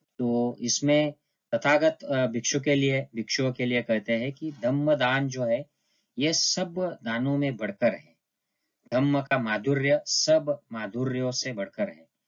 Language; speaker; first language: Hindi; non-native, local second language; Marathi